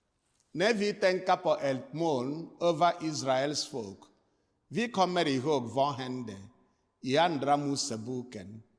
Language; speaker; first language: Swedish; non-native, fluent; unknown